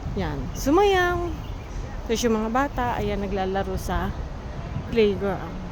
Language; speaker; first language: Filipino; native; Filipino